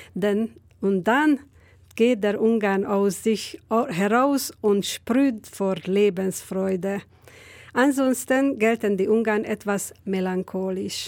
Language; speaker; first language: German; non-native, fluent; Hungarian